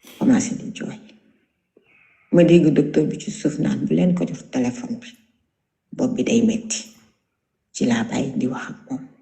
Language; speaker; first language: Wolof; native; Wolof